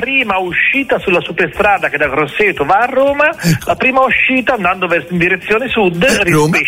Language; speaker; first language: Italian; native; Italian